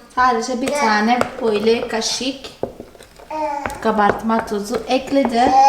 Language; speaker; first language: Turkish; non-native, fluent; Portuguese